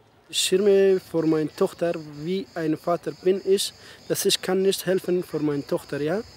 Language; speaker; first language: German; non-native, learner; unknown